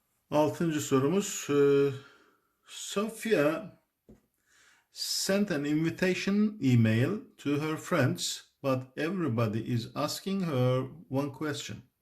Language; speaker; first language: English; non-native, fluent; Turkish